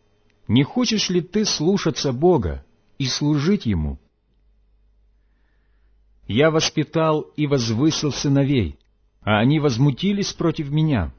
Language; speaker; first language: Russian; native; Russian